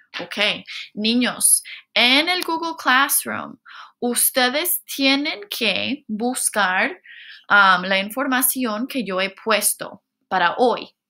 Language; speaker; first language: Spanish; non-native, fluent; English